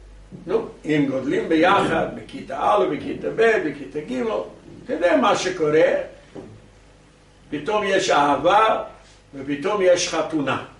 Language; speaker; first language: Hebrew; non-native, fluent; English